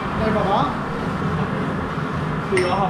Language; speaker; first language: Spanish; native; Spanish